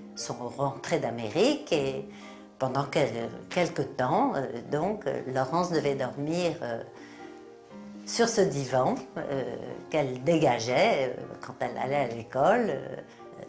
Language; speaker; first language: French; native; French